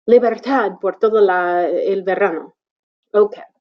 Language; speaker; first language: Spanish; non-native, fluent; English